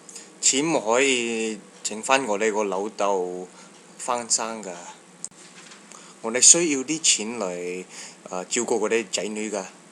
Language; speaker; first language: Cantonese; non-native, learner; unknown